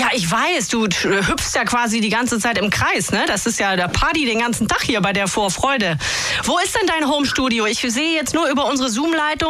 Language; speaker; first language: German; native; German